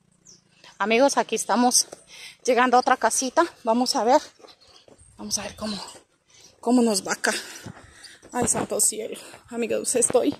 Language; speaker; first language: Spanish; native; Spanish